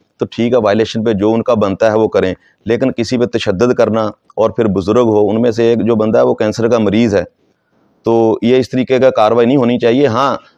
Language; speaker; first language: Urdu; non-native, local second language; Saraiki